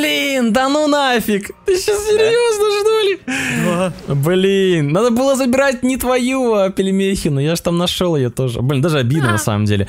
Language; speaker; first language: Russian; native; Russian